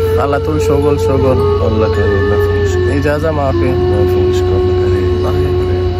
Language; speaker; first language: Arabic; non-native, learner; Bangla